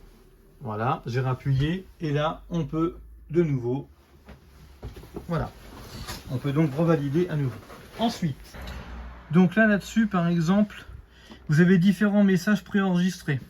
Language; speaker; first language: French; native; French